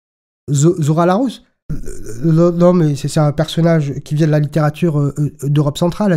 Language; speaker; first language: French; native; French